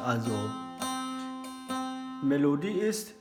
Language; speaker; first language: German; non-native, fluent; Kurdish